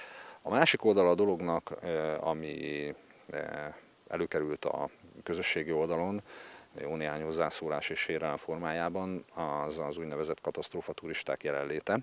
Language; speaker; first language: Hungarian; native; Hungarian